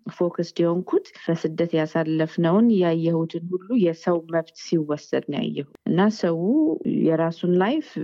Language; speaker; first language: Amharic; early bilingual, heritage; Amharic